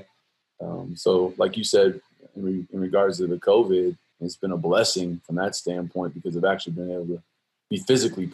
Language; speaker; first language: English; native; English